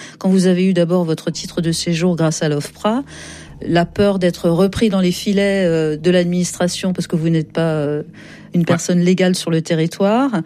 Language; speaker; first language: French; native; French